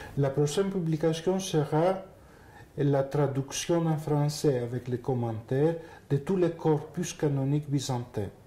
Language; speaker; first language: French; non-native, fluent; Greek